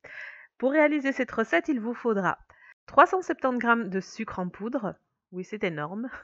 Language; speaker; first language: French; native; French